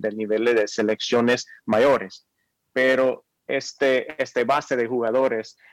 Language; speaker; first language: Spanish; non-native, fluent; English